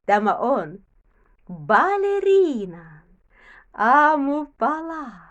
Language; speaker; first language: Finnish; non-native, learner; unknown